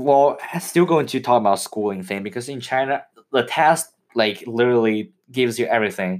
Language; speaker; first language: English; non-native, fluent; Chinese